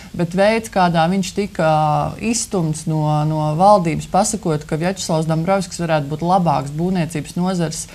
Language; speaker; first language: Latvian; native; Latvian